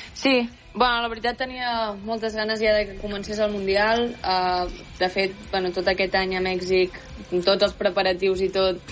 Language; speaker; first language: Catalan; native; Catalan